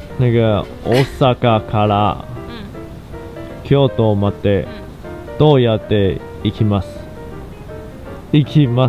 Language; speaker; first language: Japanese; non-native, learner; Chinese